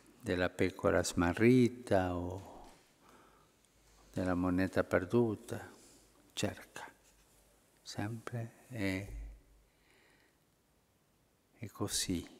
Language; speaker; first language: Italian; early bilingual, heritage; Spanish